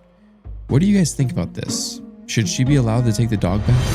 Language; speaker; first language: English; native; English